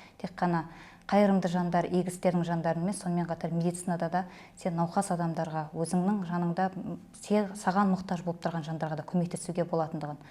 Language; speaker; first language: Kazakh; native; Kazakh